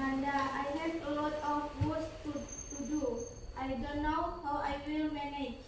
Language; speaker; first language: English; non-native, learner; Indonesian